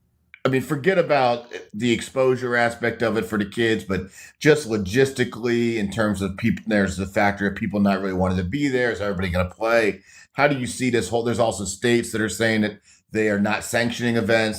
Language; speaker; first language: English; native; English